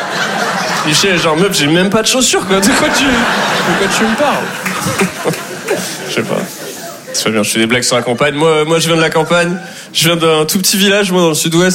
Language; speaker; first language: French; native; French